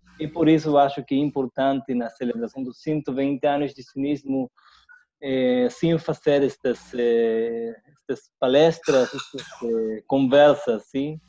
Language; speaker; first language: Portuguese; non-native, fluent; Spanish